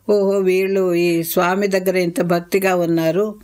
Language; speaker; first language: Telugu; non-native, local second language; Tamil